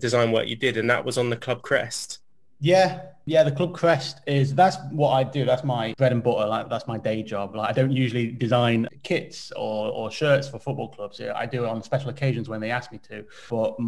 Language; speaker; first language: English; native; English